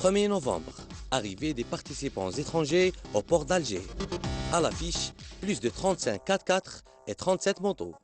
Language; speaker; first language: French; non-native, local second language; Arabic